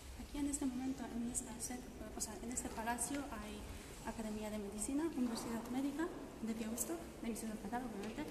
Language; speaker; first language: Spanish; non-native, fluent; Polish